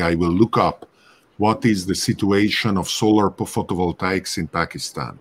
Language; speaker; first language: English; non-native, fluent; Hungarian